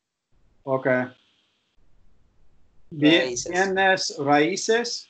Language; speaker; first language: Spanish; non-native, learner; English